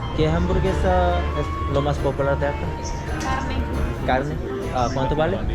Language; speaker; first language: Spanish; non-native, learner; Korean